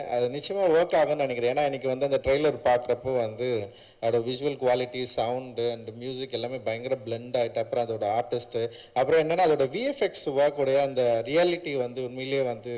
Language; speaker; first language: Tamil; native; Tamil